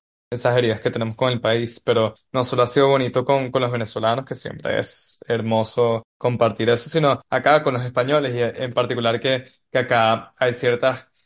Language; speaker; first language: Spanish; native; Spanish